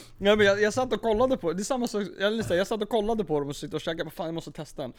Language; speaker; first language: Swedish; early bilingual, other home language; Kurdish